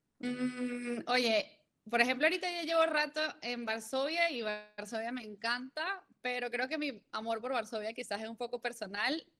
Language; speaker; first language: Spanish; native; Spanish